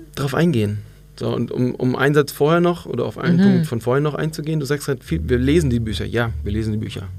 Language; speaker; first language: German; native; German